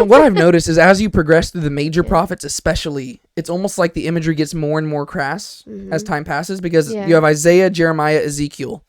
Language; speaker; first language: English; native; English